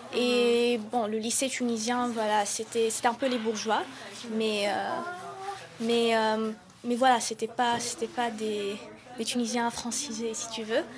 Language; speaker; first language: French; non-native, local second language; Arabic